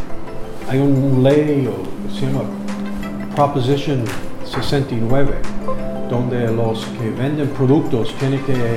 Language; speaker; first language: Spanish; non-native, learner; English